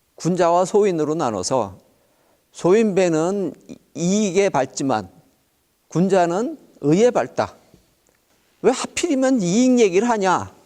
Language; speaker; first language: Korean; native; Korean